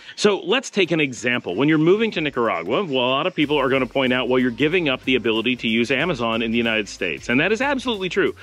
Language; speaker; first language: English; native; English